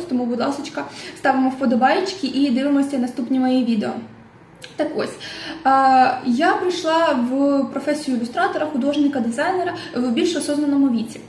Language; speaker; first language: Ukrainian; non-native, local second language; Russian